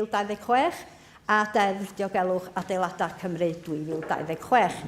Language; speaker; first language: Welsh; native; Welsh